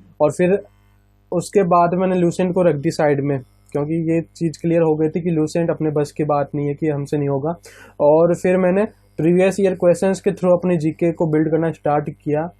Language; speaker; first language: Hindi; native; Hindi